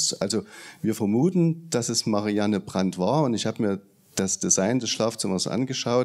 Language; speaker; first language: German; native; German